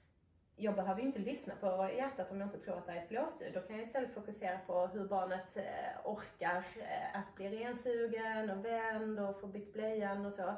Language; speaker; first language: Swedish; native; Swedish